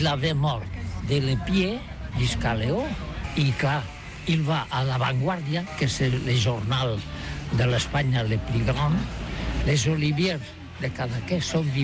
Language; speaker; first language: French; non-native, learner; Catalan